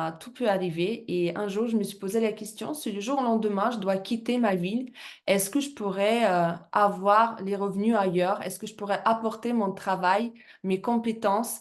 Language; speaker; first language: French; non-native, fluent; Russian